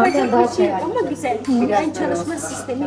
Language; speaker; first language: Turkish; native; Turkish